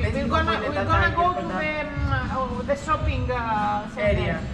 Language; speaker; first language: English; non-native, fluent; Greek